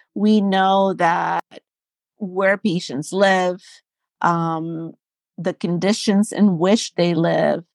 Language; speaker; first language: English; non-native, fluent; Spanish